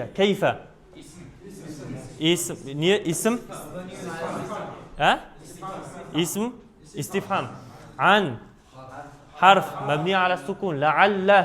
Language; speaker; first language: Arabic; non-native, fluent; Kazakh